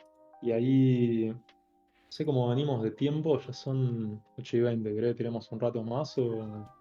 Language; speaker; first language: Spanish; native; Spanish